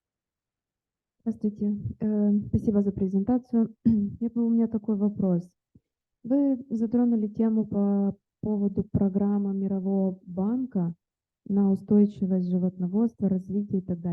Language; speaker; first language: Russian; native; Russian